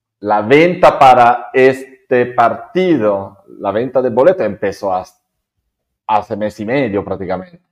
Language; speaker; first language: Spanish; non-native, fluent; Italian